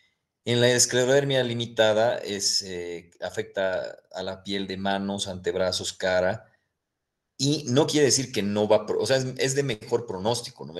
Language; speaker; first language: Spanish; native; Spanish